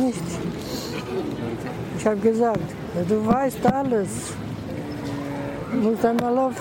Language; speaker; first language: German; non-native, learner; Romanian